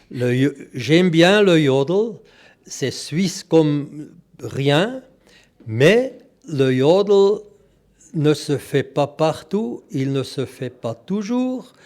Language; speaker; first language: French; non-native, local second language; German